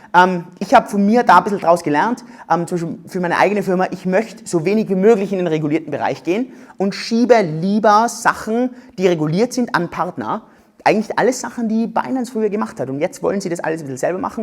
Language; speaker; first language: German; native; German